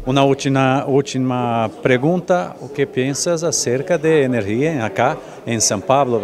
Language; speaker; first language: Spanish; non-native, learner; Portuguese